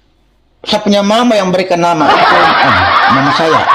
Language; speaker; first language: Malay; non-native, local second language; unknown